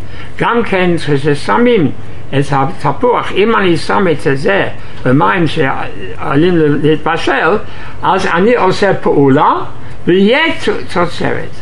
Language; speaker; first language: Hebrew; non-native, fluent; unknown